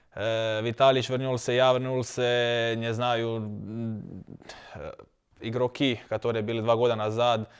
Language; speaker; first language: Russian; non-native, learner; Croatian